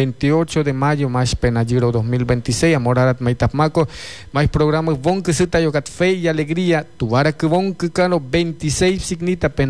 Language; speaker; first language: Spanish; native; Spanish